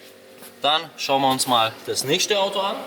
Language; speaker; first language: German; native; German